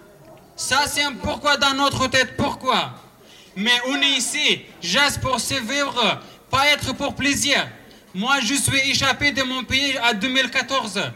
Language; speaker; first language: French; non-native, learner; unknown